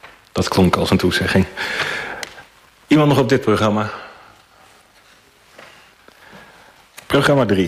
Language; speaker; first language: Dutch; native; Dutch